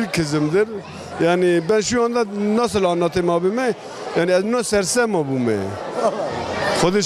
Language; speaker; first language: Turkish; non-native, local second language; Kurdish